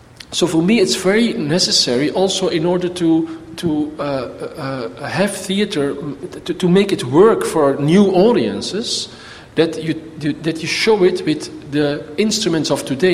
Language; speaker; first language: English; non-native, fluent; Dutch